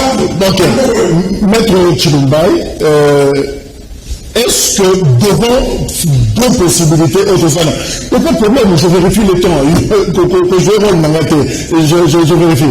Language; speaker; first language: French; non-native, local second language; Lingala